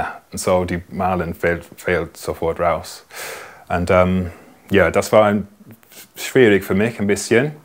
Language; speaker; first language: German; non-native, fluent; English